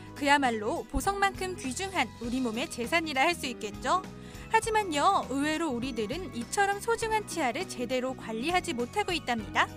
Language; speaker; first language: Korean; native; Korean